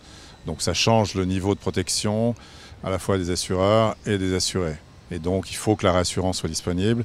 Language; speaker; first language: French; native; French